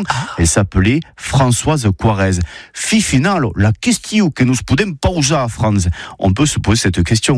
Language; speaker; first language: French; native; French